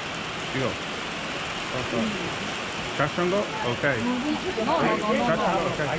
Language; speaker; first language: Korean; non-native, learner; English